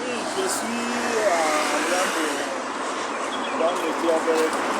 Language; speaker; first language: French; non-native, learner; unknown